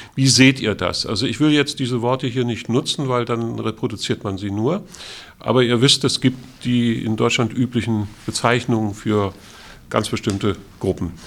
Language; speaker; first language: German; native; German